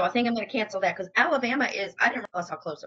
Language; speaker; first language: English; native; English